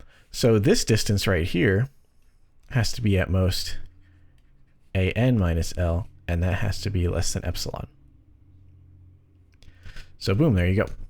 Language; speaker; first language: English; native; English